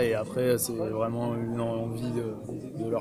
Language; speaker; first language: French; native; French